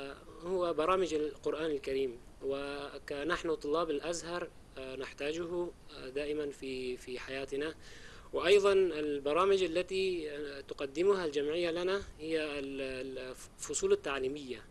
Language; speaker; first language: Arabic; non-native, fluent; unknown